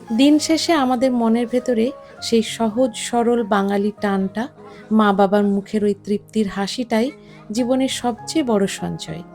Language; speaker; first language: Bangla; native; Bangla